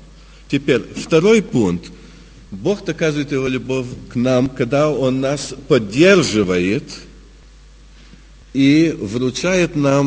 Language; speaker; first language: Russian; early bilingual, heritage; Russian